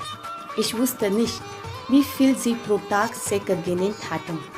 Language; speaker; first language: German; non-native, fluent; Marathi